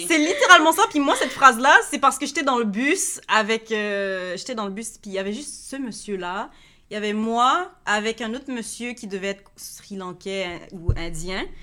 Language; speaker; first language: French; native; French